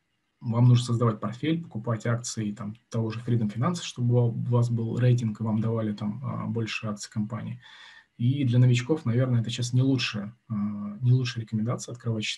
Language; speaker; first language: Russian; native; Russian